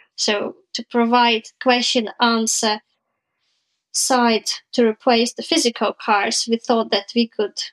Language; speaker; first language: English; non-native, fluent; Ukrainian